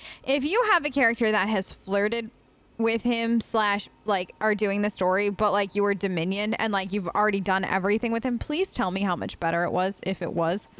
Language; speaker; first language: English; native; English